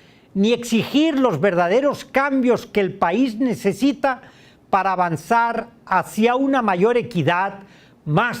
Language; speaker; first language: Spanish; native; Spanish